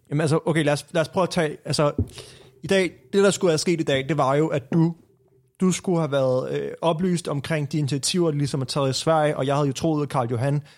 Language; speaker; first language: Danish; native; Danish